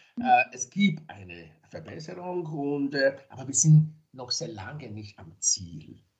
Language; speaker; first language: German; non-native, fluent; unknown